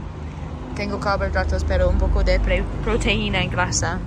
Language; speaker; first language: Spanish; non-native, fluent; English